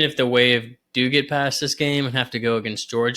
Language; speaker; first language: English; native; English